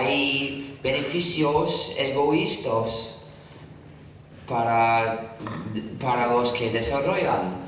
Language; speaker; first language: Spanish; non-native, fluent; English